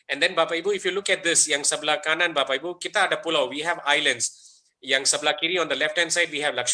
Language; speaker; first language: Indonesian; non-native, fluent; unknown